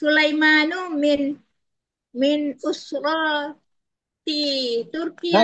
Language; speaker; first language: Arabic; non-native, learner; Indonesian